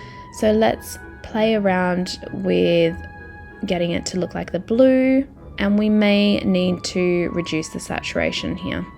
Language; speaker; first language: English; native; English